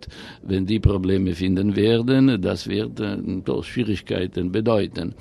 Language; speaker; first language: German; non-native, fluent; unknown